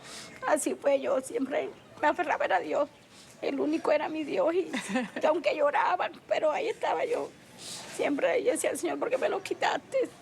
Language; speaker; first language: Spanish; native; Spanish